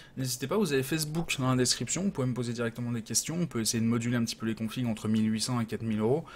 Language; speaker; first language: French; native; French